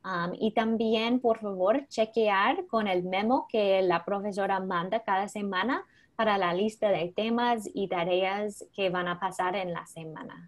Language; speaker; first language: Spanish; non-native, fluent; English